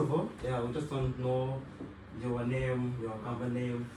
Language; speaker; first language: English; non-native, local second language; Kinyarwanda